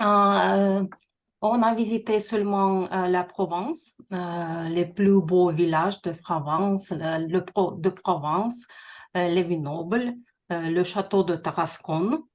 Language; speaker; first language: French; non-native, learner; Russian